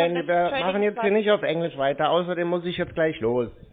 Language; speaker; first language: German; native; German